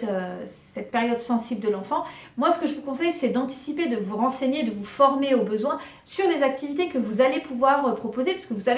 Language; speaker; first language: French; native; French